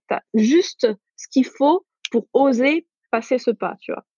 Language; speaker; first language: French; non-native, local second language; Arabic